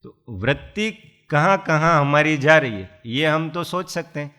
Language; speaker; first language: Hindi; non-native, local second language; Gujarati